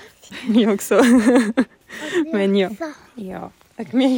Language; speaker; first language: Swedish; non-native, learner; French